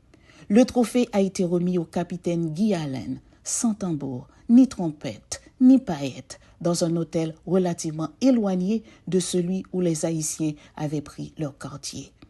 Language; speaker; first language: French; non-native, local second language; Haitian Creole